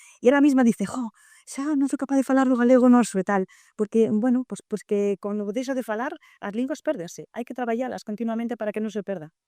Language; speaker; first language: Galician; native; Galician